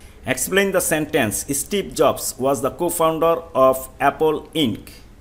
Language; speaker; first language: English; non-native, local second language; Bangla